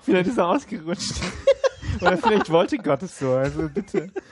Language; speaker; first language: German; native; German